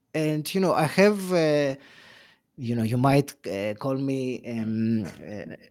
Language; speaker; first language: English; non-native, fluent; Greek